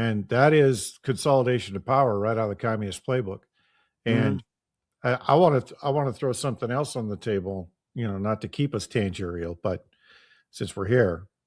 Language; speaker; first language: English; native; English